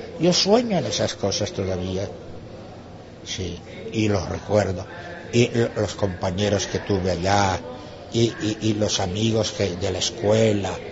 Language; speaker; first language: Spanish; non-native, local second language; Basque